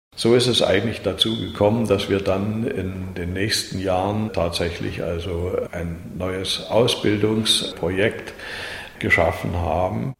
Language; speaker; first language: German; native; German